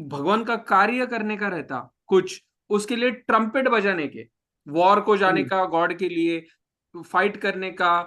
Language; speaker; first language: Hindi; non-native, local second language; Marathi